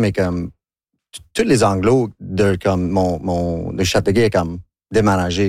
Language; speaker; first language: French; non-native, local second language; English